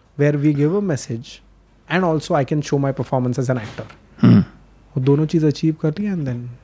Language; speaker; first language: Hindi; non-native, local second language; Marathi